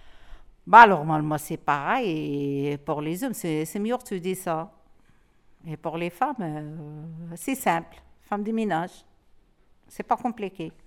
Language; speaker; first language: French; non-native, learner; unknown